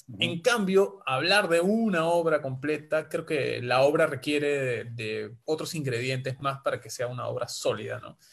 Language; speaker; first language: Spanish; native; Spanish